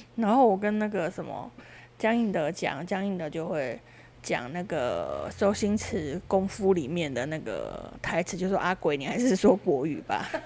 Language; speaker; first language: Chinese; native; Chinese